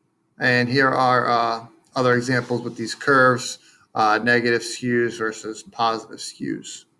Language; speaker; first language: English; native; English